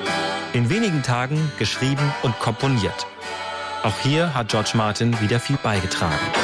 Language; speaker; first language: German; native; German